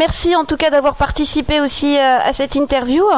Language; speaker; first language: French; native; French